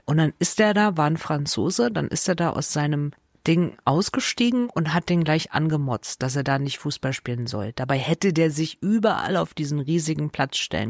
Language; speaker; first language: German; native; German